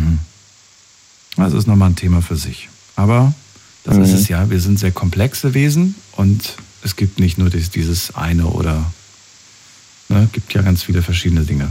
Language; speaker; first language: German; native; German